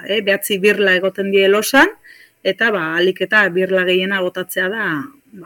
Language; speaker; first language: Basque; native; Basque